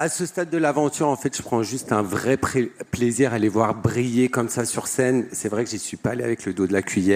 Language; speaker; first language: French; native; French